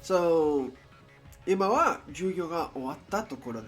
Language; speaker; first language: Japanese; non-native, learner; Spanish